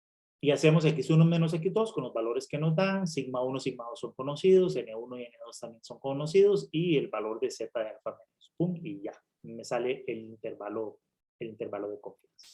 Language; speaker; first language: Spanish; native; Spanish